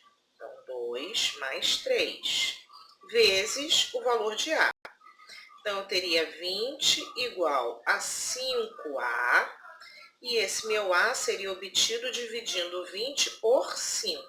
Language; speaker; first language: Portuguese; native; Portuguese